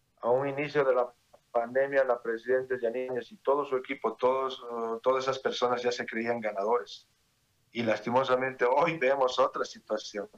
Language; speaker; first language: Spanish; native; Spanish